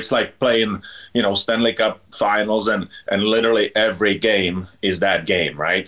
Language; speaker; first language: English; non-native, fluent; Czech